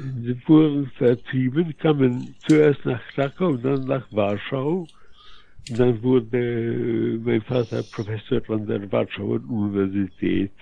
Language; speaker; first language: German; early bilingual, heritage; Polish